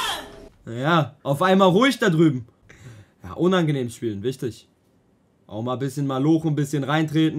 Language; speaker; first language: German; native; German